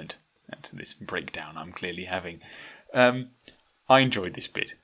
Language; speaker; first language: English; native; English